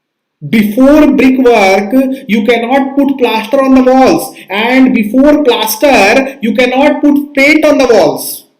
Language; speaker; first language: English; non-native, local second language; Hindi